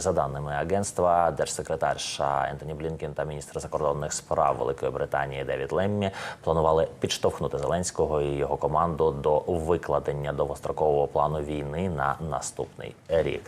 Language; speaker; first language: Ukrainian; native; Ukrainian